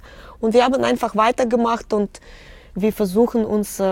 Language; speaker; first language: German; non-native, learner; Russian